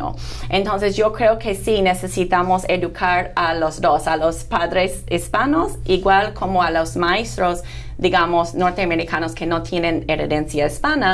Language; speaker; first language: Spanish; non-native, fluent; English